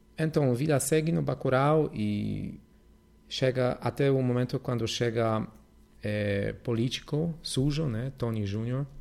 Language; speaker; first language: Portuguese; non-native, fluent; Polish